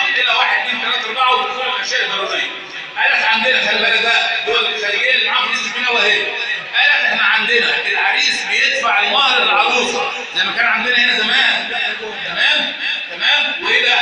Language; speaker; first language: Arabic; native; Arabic